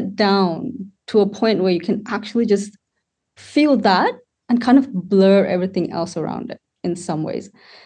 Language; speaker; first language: English; non-native, local second language; Tamil